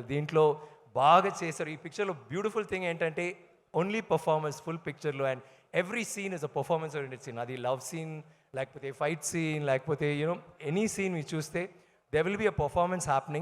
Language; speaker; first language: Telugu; non-native, learner; Tamil